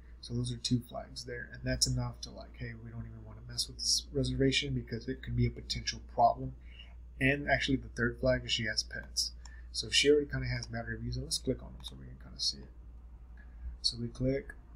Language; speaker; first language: English; native; English